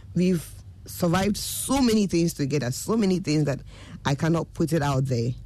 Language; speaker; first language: English; non-native, local second language; Akan